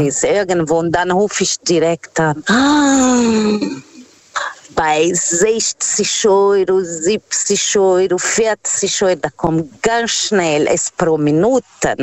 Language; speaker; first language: German; non-native, fluent; Portuguese